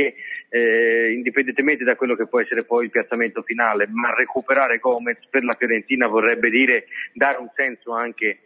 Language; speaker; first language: Italian; native; Italian